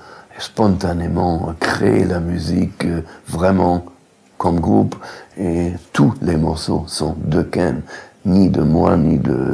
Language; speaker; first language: French; non-native, fluent; German